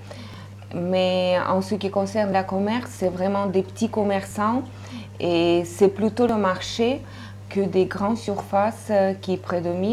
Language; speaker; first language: French; non-native, fluent; Russian